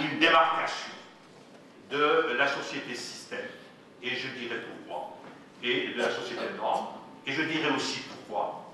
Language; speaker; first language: French; non-native, local second language; Arabic